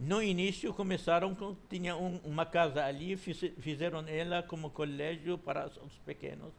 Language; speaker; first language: Portuguese; non-native, fluent; Arabic